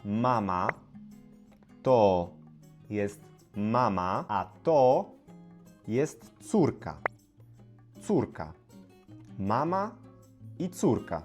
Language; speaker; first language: Polish; native; Polish